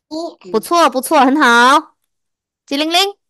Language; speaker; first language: Chinese; non-native, fluent; Indonesian